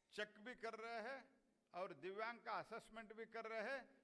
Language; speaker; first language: Hindi; non-native, local second language; Kannada